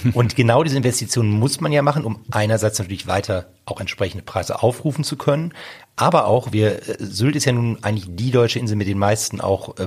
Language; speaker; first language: German; native; German